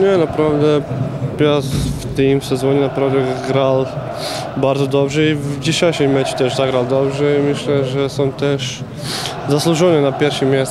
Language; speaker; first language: Polish; non-native, fluent; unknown